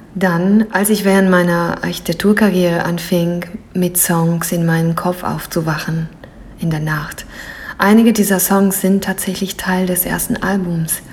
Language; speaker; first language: German; non-native, fluent; Greek